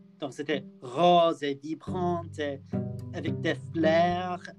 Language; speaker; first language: French; non-native, learner; English